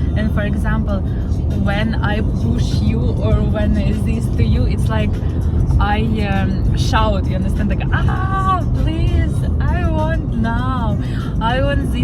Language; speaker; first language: English; non-native, learner; Ukrainian